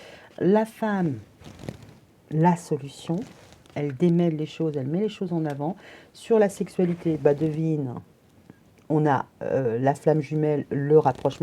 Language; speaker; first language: French; native; French